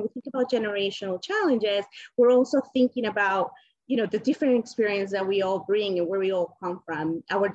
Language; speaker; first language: English; non-native, fluent; Spanish